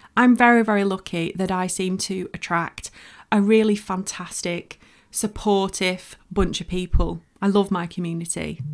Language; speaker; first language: English; native; English